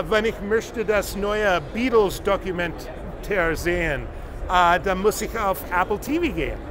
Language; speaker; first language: German; non-native, fluent; English